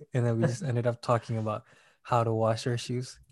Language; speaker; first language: English; non-native, local second language; Malay